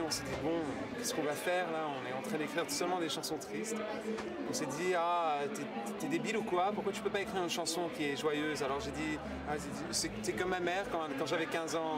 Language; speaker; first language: French; non-native, fluent; English